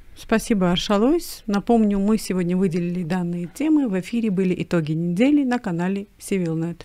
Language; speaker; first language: Russian; non-native, local second language; Armenian